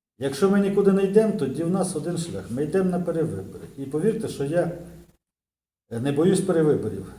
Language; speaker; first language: Ukrainian; native; Ukrainian